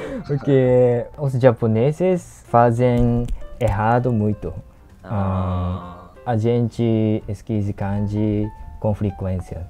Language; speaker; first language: Portuguese; non-native, learner; Japanese